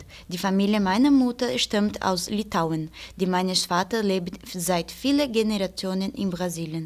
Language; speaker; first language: German; non-native, fluent; Portuguese